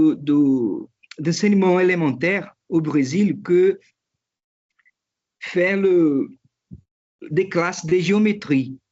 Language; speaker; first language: French; non-native, fluent; Portuguese